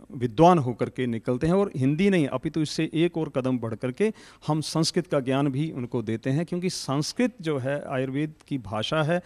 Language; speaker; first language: Hindi; native; Hindi